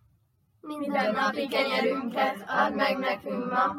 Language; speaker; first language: Hungarian; native; Hungarian